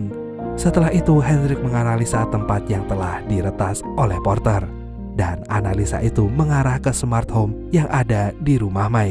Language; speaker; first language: Indonesian; native; Indonesian